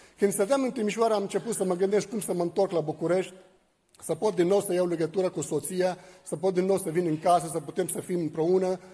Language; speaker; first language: Romanian; non-native, fluent; Arabic